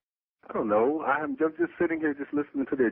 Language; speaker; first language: English; native; English